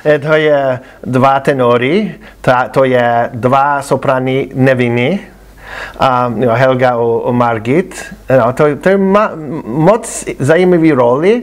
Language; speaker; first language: Czech; non-native, learner; English